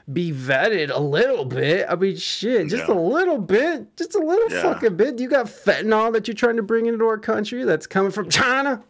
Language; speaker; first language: English; early bilingual, other home language; Spanish